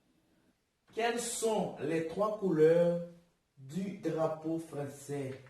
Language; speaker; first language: French; non-native, learner; Portuguese